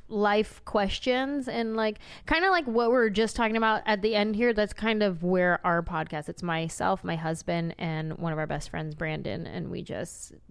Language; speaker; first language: English; native; English